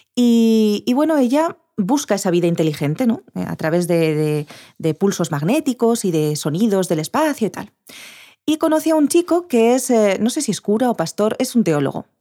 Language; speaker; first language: Spanish; native; Spanish